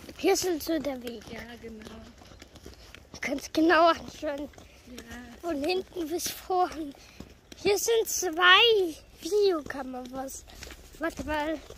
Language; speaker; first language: German; early bilingual, other home language; Indonesian